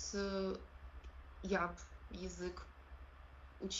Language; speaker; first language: Russian; non-native, local second language; Ukrainian